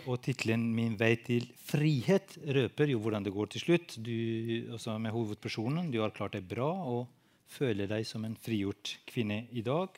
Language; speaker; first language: Norwegian; non-native, fluent; Albanian